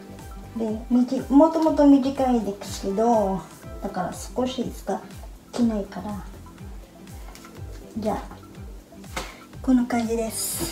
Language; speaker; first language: Japanese; non-native, fluent; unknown